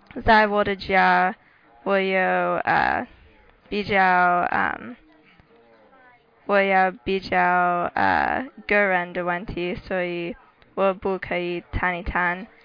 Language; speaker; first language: Chinese; non-native, learner; English